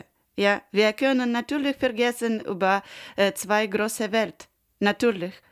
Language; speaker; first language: German; non-native, learner; Ukrainian